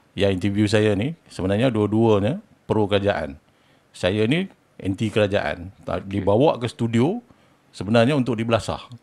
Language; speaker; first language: Malay; native; Malay